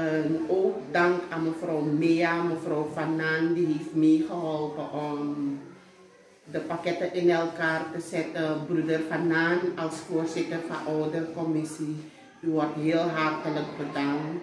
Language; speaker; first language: Dutch; non-native, local second language; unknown